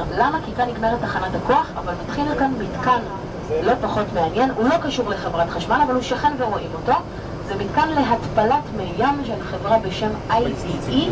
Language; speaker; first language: Hebrew; native; Hebrew